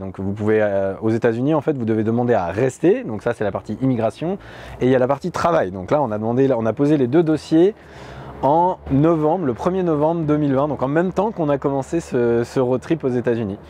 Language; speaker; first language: French; native; French